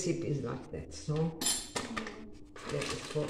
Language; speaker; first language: English; non-native, learner; Arabic